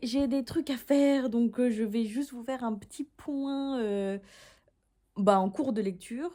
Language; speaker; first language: French; native; French